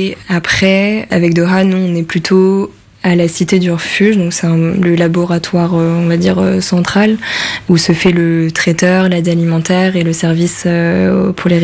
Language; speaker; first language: French; early bilingual, other home language; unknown